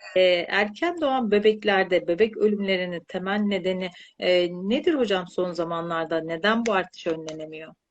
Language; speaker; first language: Turkish; native; Turkish